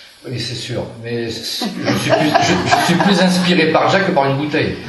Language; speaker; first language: French; non-native, fluent; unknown